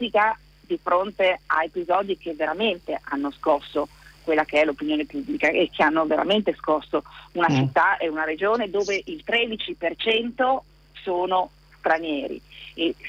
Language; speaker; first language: Italian; native; Italian